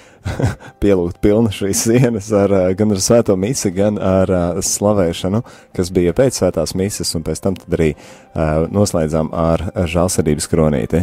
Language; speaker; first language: Latvian; native; Latvian